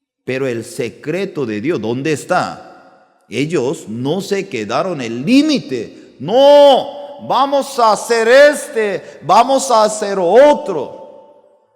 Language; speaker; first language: Spanish; non-native, learner; Korean